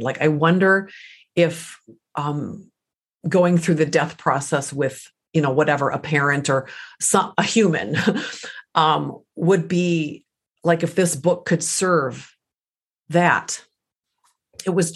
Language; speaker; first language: English; early bilingual, other home language; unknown